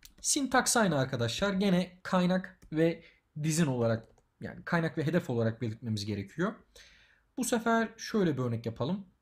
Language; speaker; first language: Turkish; native; Turkish